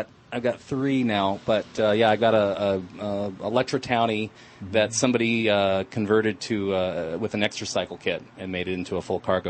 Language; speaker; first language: English; native; English